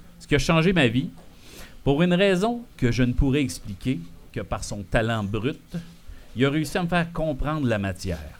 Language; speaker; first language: French; native; French